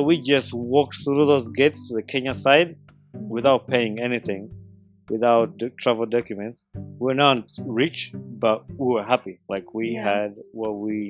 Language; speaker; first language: English; non-native, local second language; Ganda